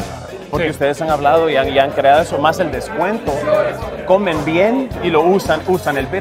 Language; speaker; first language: Spanish; native; Spanish